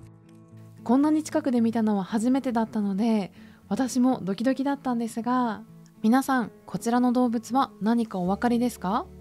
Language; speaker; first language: Japanese; native; Japanese